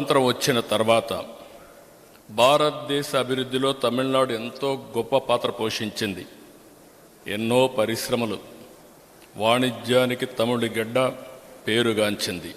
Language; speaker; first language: Telugu; native; Telugu